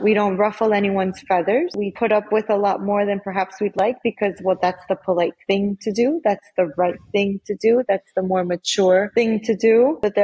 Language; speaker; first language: English; early bilingual, other home language; Spanish